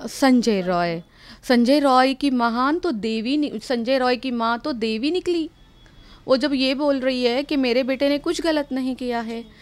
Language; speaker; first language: Hindi; non-native, local second language; Marathi